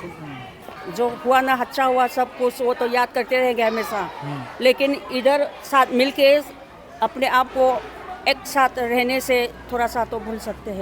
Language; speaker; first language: Hindi; non-native, local second language; Manipuri